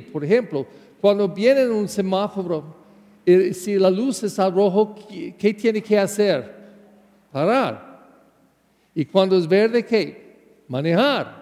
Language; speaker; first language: Spanish; non-native, learner; English